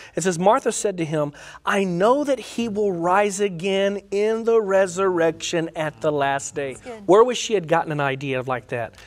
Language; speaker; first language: English; native; English